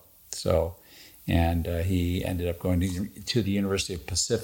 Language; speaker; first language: English; native; English